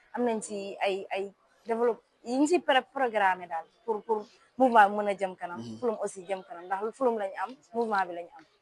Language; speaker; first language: Wolof; non-native, local second language; Serer